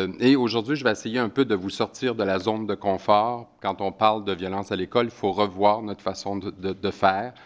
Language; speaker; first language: French; native; French